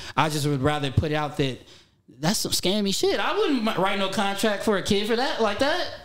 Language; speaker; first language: English; native; English